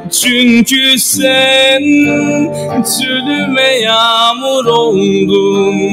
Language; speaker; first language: Turkish; native; Turkish